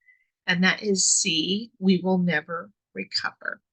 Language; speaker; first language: English; native; English